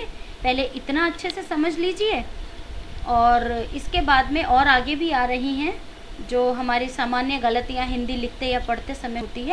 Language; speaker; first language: Hindi; native; Hindi